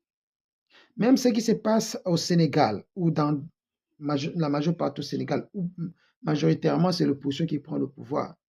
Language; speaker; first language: French; non-native, local second language; Lingala